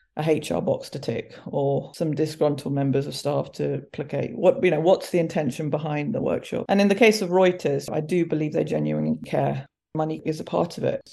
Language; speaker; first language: English; early bilingual, other home language; Hindi